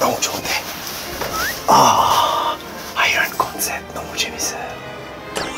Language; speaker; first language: Korean; non-native, fluent; English